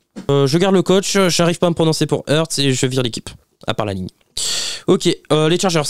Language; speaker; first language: French; native; French